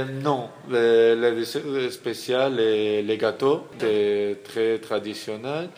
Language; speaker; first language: French; non-native, learner; Russian